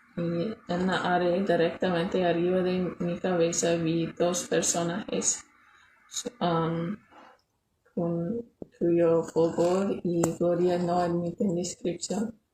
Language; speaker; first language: Spanish; non-native, learner; English